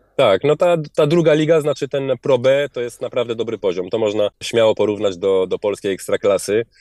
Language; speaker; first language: Polish; early bilingual, heritage; Polish